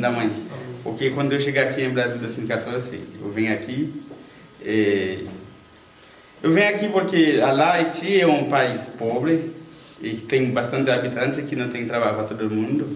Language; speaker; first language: Portuguese; non-native, learner; Haitian Creole